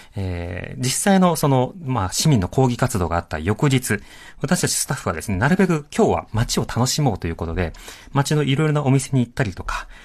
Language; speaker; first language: Japanese; native; Japanese